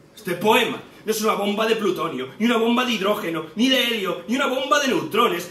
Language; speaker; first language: Spanish; native; Spanish